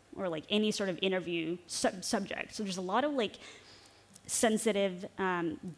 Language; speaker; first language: English; non-native, fluent; Norwegian